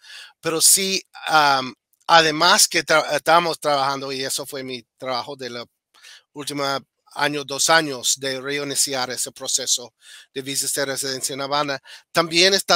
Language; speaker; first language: Spanish; non-native, fluent; English